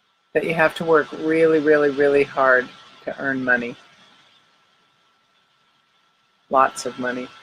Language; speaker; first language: English; native; English